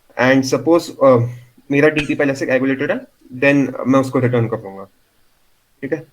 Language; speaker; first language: Hindi; non-native, local second language; Marathi